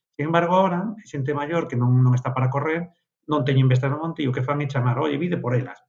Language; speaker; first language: Galician; native; Galician